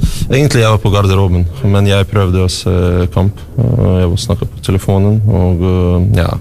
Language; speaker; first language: Norwegian; non-native, learner; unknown